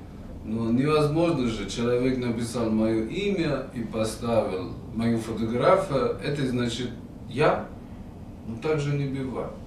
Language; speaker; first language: Russian; non-native, fluent; Persian